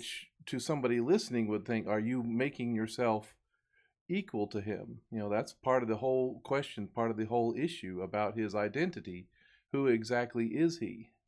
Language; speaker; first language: English; native; English